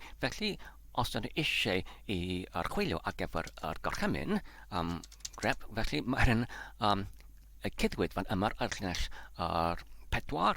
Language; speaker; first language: Welsh; non-native, learner; Polish